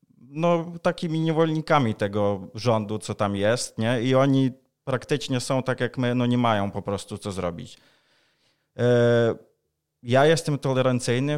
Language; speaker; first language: Polish; non-native, fluent; Ukrainian